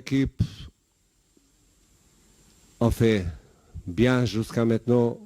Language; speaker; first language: French; non-native, learner; Bosnian